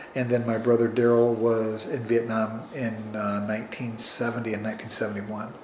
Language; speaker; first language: English; native; English